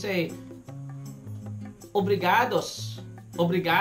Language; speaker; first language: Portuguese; non-native, learner; Filipino